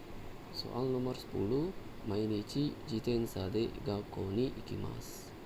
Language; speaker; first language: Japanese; non-native, learner; Indonesian